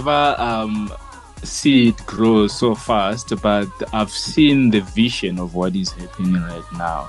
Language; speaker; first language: English; non-native, local second language; Northern Sotho